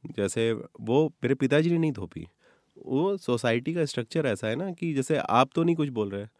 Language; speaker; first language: Hindi; native; Hindi